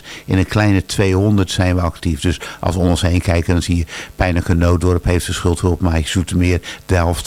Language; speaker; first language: Dutch; native; Dutch